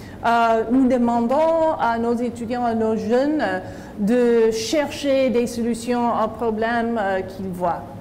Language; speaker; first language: French; non-native, fluent; English